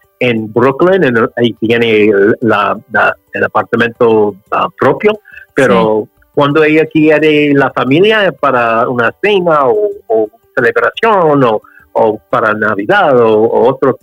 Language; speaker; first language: Spanish; non-native, learner; English